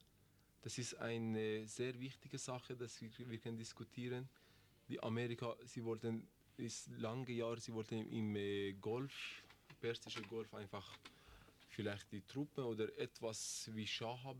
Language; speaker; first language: German; non-native, learner; Persian